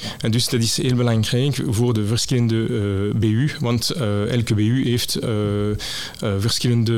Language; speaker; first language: Dutch; non-native, local second language; French